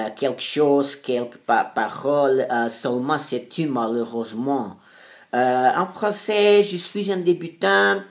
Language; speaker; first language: French; non-native, fluent; Portuguese